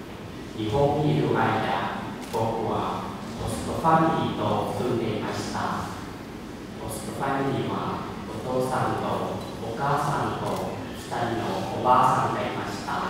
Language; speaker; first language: Japanese; non-native, fluent; Thai